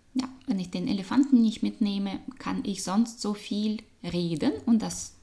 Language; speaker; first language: German; non-native, fluent; Russian